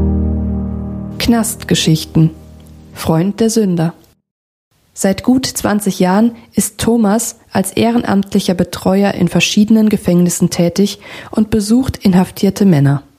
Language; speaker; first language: German; native; German